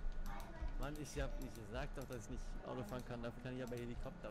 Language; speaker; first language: German; native; German